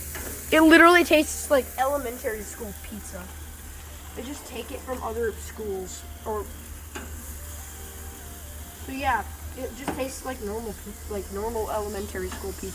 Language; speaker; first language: English; native; English